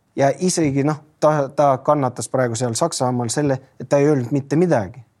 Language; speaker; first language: Estonian; non-native, local second language; Russian